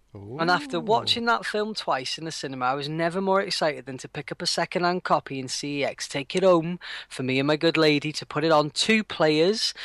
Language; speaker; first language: English; native; English